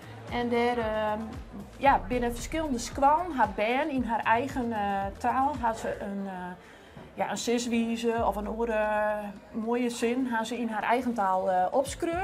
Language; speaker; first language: Dutch; non-native, local second language; Western Frisian